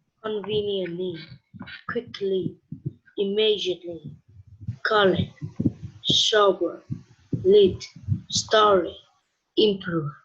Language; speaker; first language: English; non-native, learner; Vietnamese